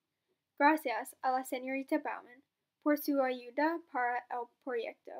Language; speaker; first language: Spanish; non-native, learner; English